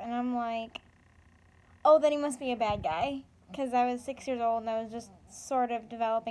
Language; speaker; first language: English; native; English